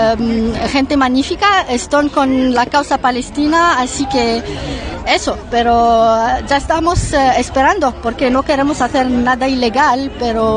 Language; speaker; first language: Spanish; non-native, learner; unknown